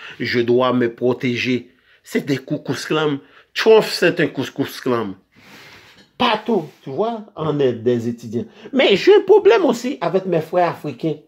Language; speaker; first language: French; non-native, local second language; Haitian Creole